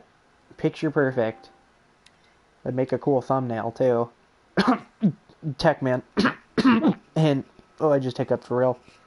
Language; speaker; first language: English; native; English